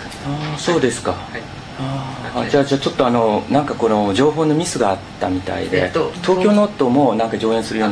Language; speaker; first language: Japanese; native; Japanese